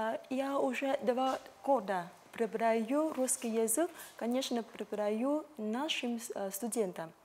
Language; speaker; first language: Russian; non-native, fluent; Vietnamese